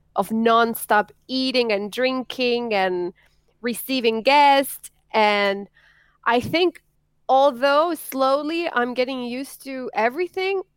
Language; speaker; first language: English; non-native, fluent; Spanish